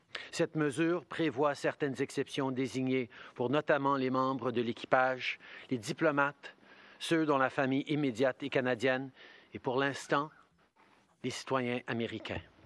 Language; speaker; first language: French; native; French